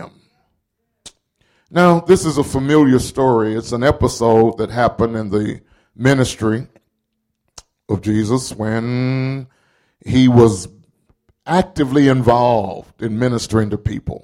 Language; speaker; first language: English; native; English